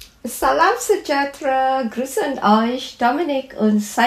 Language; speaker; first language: German; non-native, fluent; Malay